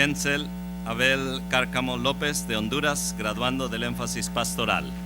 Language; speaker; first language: Spanish; native; Spanish